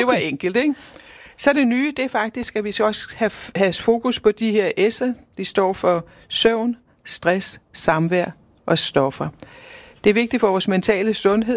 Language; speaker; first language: Danish; native; Danish